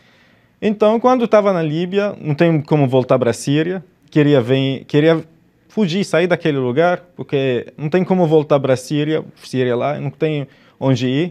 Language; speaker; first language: Portuguese; non-native, fluent; Arabic